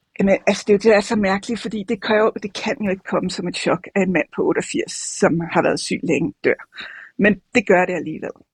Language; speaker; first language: Danish; native; Danish